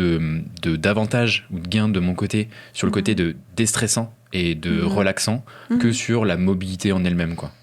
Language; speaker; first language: French; native; French